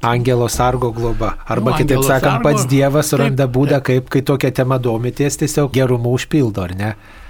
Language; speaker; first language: Lithuanian; native; Lithuanian